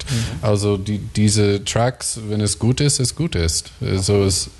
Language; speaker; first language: German; non-native, fluent; English